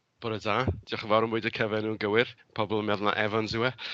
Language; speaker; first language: Welsh; native; Welsh